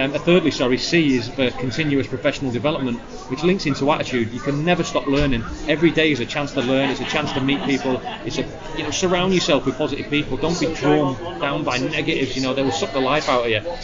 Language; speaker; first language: English; native; English